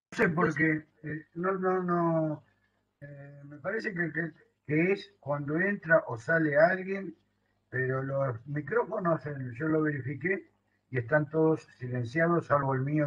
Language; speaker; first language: Spanish; native; Spanish